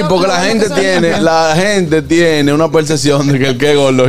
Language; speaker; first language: Spanish; native; Spanish